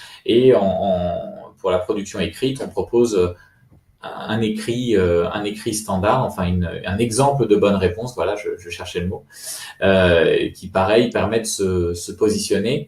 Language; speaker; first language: French; native; French